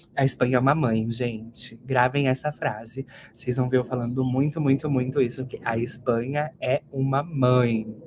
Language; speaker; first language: Portuguese; native; Portuguese